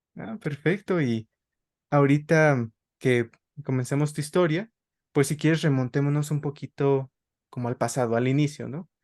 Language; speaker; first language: Spanish; native; Spanish